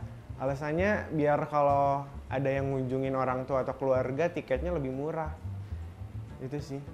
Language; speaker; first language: Indonesian; non-native, local second language; Sundanese